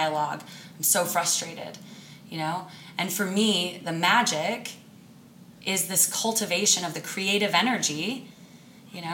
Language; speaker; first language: English; native; English